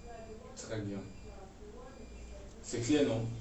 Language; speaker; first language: French; non-native, fluent; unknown